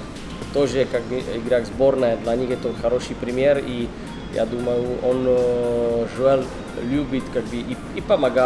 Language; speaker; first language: Russian; non-native, learner; Czech